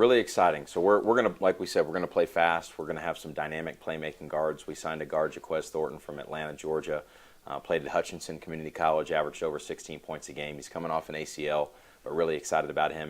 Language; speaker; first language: English; native; English